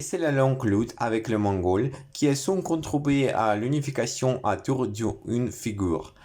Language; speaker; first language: French; non-native, learner; Russian